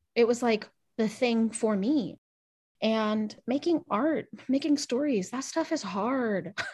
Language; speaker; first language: English; native; English